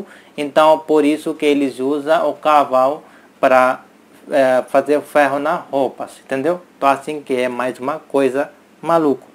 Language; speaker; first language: Portuguese; non-native, learner; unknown